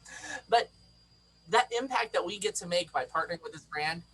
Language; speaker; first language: English; native; English